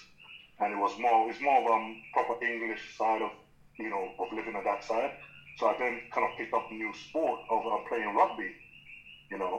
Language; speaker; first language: English; non-native, local second language; Yoruba